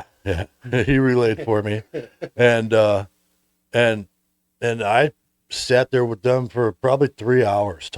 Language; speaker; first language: English; native; English